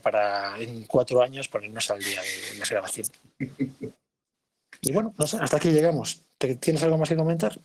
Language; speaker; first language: Spanish; native; Spanish